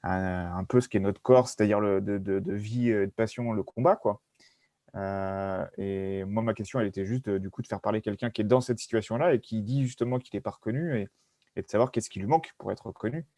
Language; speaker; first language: French; native; French